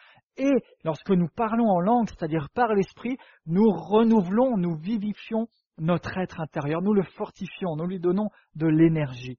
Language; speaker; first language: French; native; French